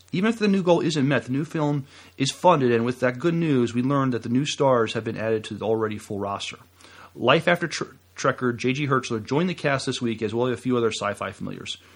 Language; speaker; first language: English; native; English